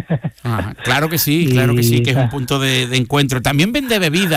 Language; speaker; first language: Spanish; native; Spanish